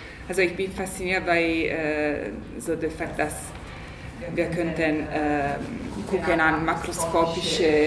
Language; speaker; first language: German; non-native, learner; Italian